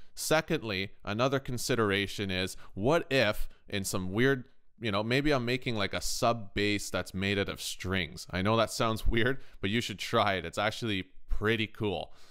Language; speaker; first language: English; native; English